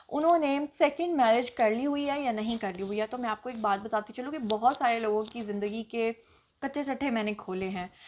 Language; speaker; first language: Urdu; non-native, local second language; Punjabi